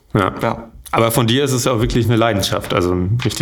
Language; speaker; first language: German; native; German